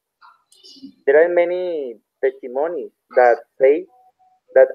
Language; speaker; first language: English; non-native, learner; Spanish